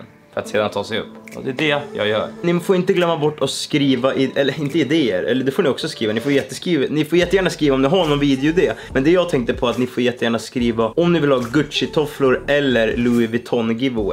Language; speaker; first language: Swedish; native; Swedish